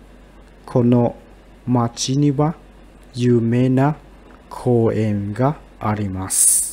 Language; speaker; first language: Japanese; non-native, fluent; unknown